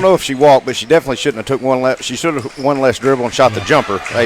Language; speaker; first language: English; native; English